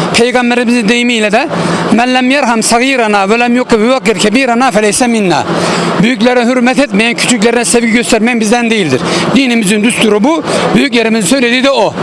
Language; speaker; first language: Turkish; native; Turkish